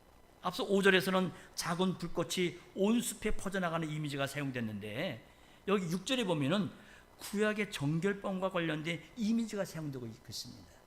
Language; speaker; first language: Korean; native; Korean